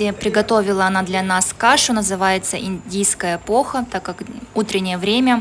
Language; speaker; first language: Russian; native; Russian